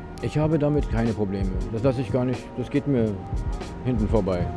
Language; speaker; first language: German; native; German